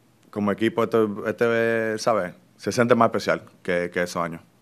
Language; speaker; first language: Spanish; early bilingual, heritage; Spanish